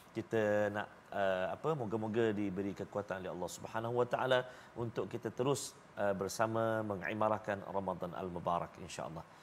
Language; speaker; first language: Malay; native; Malay